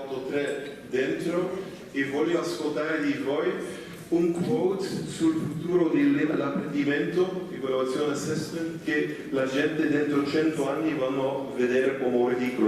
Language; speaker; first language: Italian; non-native, fluent; Dutch